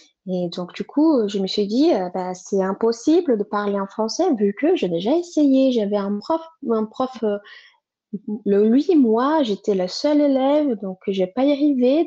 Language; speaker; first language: French; non-native, fluent; Portuguese